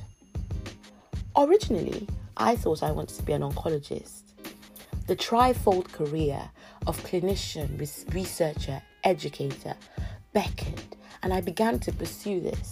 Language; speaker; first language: English; non-native, local second language; Yoruba